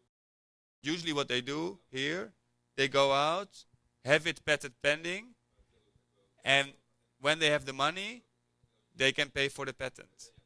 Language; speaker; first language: English; non-native, fluent; Dutch